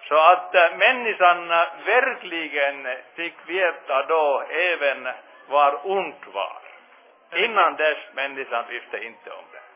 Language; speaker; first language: Swedish; non-native, fluent; Finnish